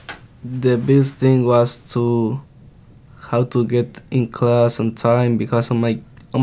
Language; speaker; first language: English; non-native, learner; Spanish